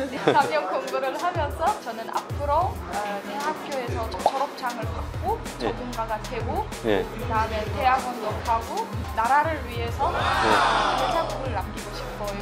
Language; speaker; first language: Korean; non-native, fluent; Uzbek